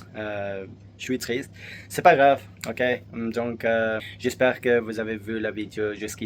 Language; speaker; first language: French; non-native, learner; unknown